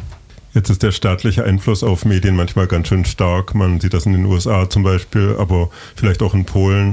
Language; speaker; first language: German; native; German